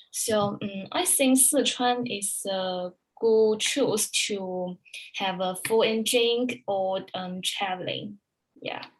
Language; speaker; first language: English; non-native, learner; Chinese